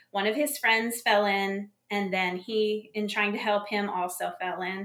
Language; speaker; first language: English; native; English